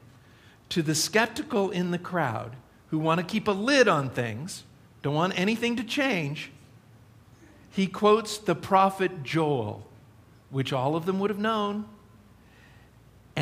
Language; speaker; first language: English; native; English